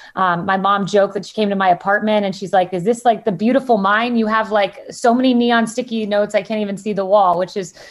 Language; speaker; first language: English; native; English